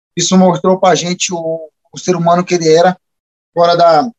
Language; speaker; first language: Portuguese; native; Portuguese